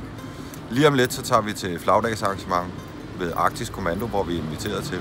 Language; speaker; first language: Danish; native; Danish